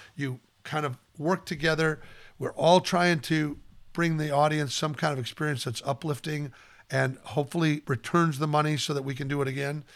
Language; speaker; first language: English; native; English